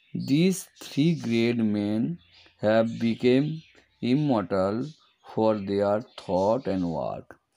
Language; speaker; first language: English; non-native, local second language; Bangla